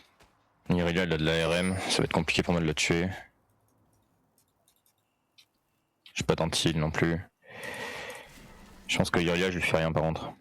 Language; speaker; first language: French; native; French